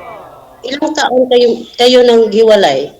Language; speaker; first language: Filipino; non-native, local second language; Cebuano